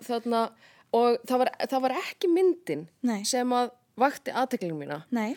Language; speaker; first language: Icelandic; native; Icelandic